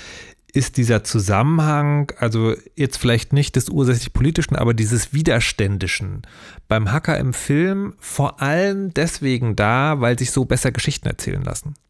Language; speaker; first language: German; native; German